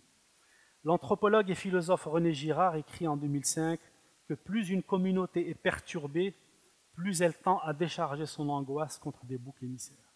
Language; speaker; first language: French; non-native, fluent; Arabic